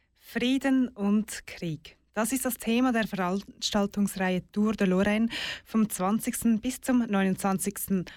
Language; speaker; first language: German; native; German